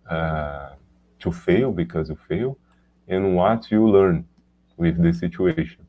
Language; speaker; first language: English; non-native, learner; Portuguese